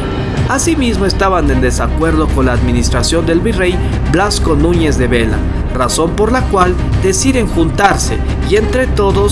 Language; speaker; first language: Spanish; native; Spanish